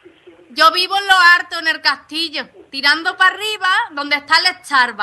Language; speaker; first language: Spanish; native; Spanish